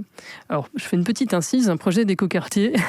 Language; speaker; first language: French; native; French